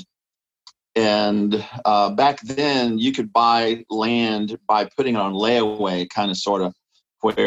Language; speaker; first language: English; native; English